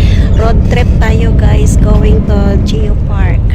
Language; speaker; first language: Filipino; non-native, local second language; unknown